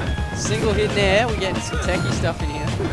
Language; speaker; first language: English; native; English